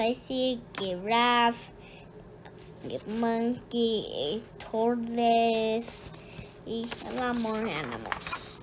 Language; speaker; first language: English; early bilingual, other home language; Spanish